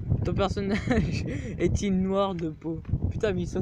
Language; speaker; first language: French; native; French